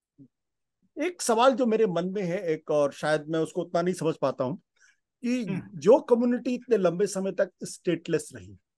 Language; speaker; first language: Hindi; native; Hindi